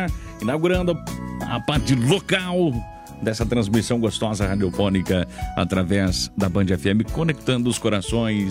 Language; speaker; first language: Portuguese; native; Portuguese